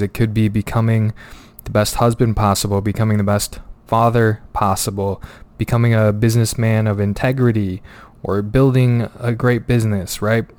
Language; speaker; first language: English; native; English